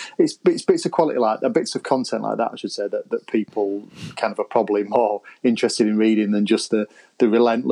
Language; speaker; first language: English; native; English